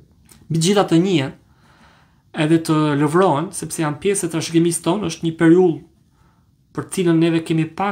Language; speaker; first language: Albanian; native; Albanian